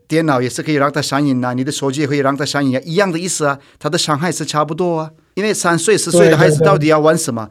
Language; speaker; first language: Chinese; non-native, fluent; Turkish